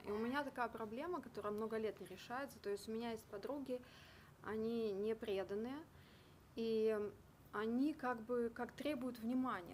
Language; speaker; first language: Russian; native; Russian